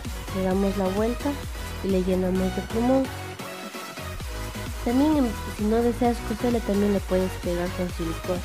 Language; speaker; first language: Spanish; native; Spanish